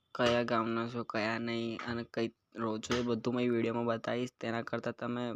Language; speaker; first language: Gujarati; non-native, local second language; Bhili